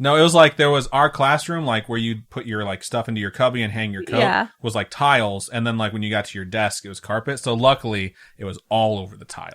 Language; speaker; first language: English; native; English